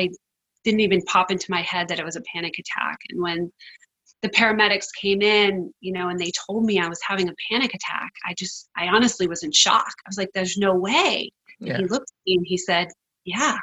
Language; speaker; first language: English; native; English